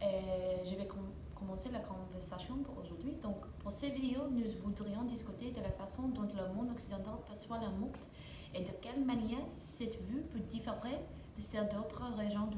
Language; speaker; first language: French; non-native, learner; English